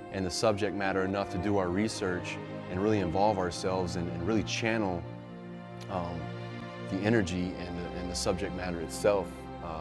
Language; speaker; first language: English; native; English